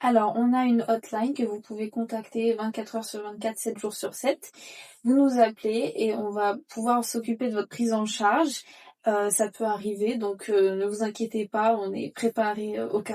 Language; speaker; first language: French; native; French